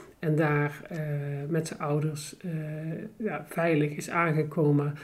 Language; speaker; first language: Dutch; native; Dutch